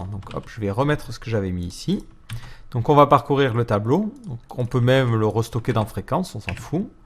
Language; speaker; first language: French; native; French